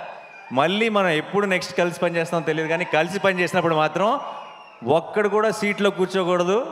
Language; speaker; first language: Telugu; native; Telugu